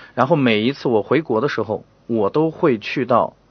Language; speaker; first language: Chinese; native; Chinese